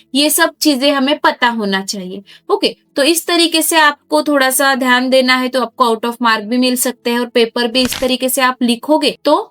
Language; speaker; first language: Hindi; non-native, local second language; Marathi